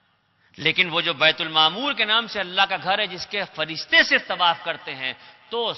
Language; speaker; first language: Urdu; native; Urdu